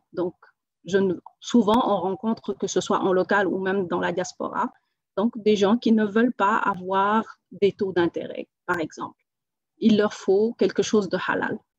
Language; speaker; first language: French; non-native, local second language; Wolof